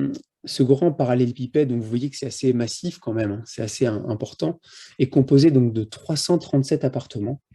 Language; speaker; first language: French; native; French